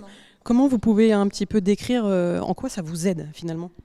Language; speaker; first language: French; native; French